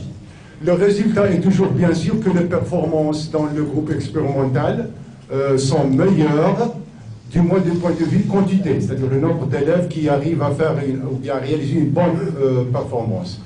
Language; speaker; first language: French; non-native, local second language; Arabic